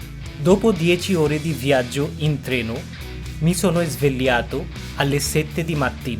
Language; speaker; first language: Italian; non-native, fluent; Bangla